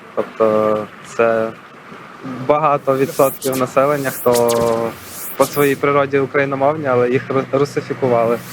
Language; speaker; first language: Ukrainian; non-native, local second language; Russian